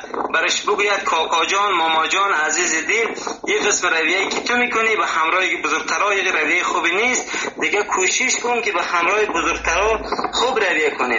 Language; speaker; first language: Persian; native; Persian